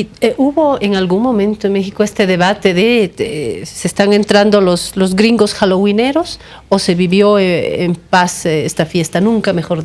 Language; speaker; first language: Spanish; native; Spanish